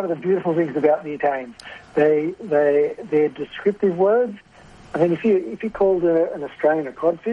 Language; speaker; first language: English; non-native, local second language; Italian